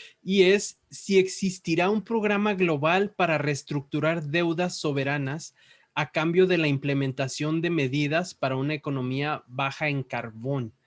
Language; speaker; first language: Spanish; native; Spanish